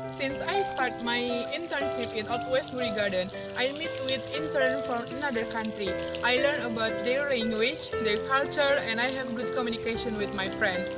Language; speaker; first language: English; non-native, learner; Indonesian